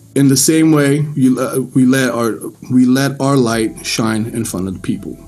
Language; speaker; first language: English; early bilingual, other home language; Persian